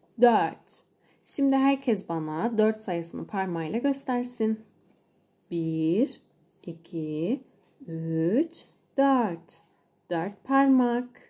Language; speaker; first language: Turkish; native; Turkish